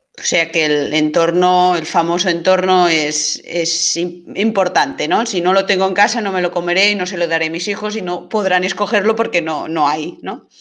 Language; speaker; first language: Spanish; non-native, local second language; Catalan